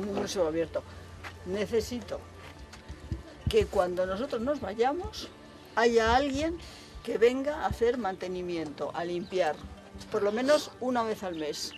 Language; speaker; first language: Spanish; native; Spanish